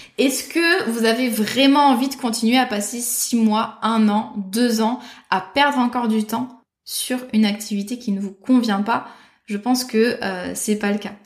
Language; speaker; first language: French; native; French